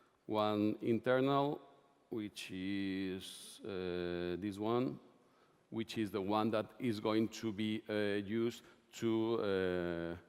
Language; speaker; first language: English; non-native, fluent; Spanish